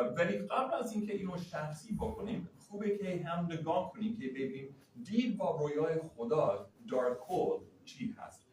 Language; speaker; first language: Persian; non-native, fluent; English